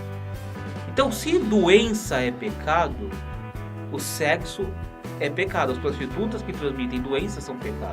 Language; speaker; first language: Portuguese; native; Portuguese